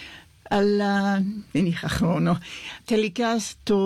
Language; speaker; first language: Greek; non-native, fluent; English